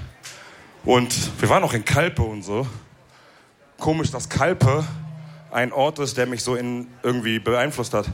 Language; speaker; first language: German; early bilingual, other home language; Wolof